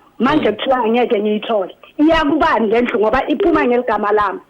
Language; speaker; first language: Zulu; native; Zulu